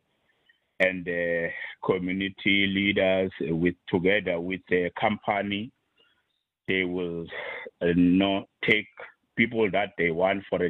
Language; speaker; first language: English; non-native, local second language; Xhosa